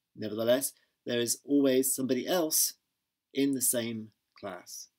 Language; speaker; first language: English; native; English